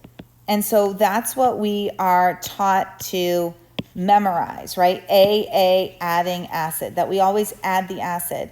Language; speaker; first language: English; native; English